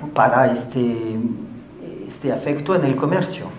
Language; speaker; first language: Spanish; non-native, fluent; French